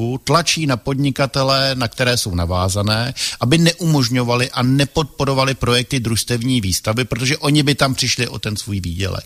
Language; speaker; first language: Czech; native; Czech